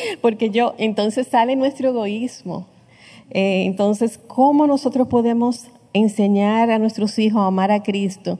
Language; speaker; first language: Spanish; native; Spanish